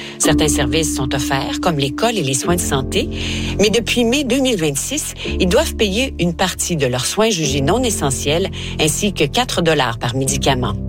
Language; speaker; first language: French; native; French